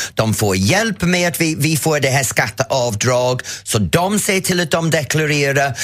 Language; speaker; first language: Swedish; non-native, fluent; English